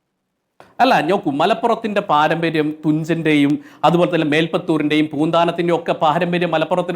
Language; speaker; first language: Malayalam; native; Malayalam